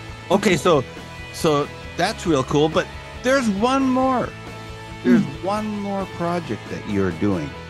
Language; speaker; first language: English; native; English